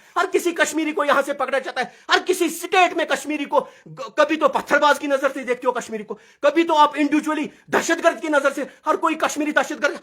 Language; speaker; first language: Urdu; non-native, local second language; Kashmiri